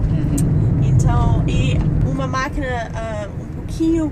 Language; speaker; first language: Portuguese; non-native, fluent; English